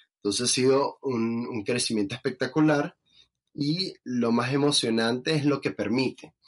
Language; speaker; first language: Spanish; native; Spanish